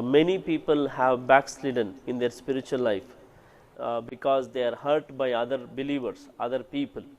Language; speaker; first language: English; non-native, local second language; Kannada